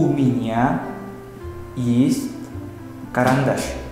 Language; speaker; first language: Russian; non-native, fluent; Indonesian